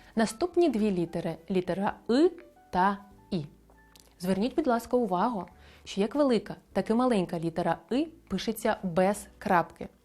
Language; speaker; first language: Ukrainian; non-native, local second language; Crimean Tatar